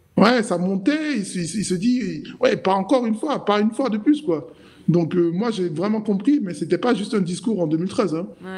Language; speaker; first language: French; native; French